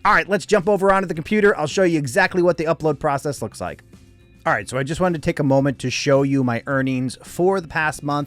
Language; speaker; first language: English; native; English